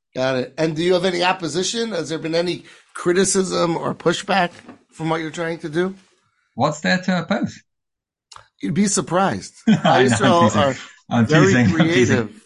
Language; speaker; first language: English; native; English